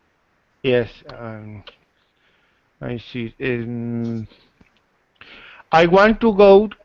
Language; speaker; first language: English; non-native, learner; Spanish